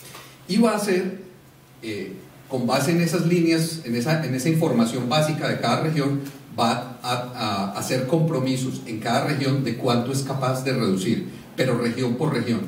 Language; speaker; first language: Spanish; native; Spanish